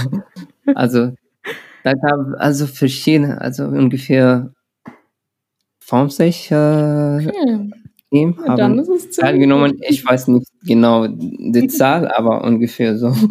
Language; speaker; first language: German; non-native, learner; Arabic